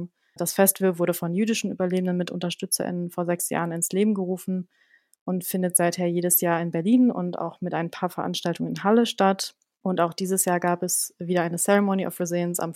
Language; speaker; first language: German; native; German